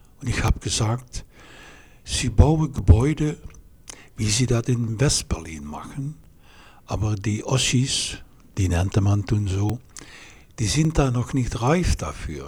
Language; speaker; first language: German; non-native, fluent; Dutch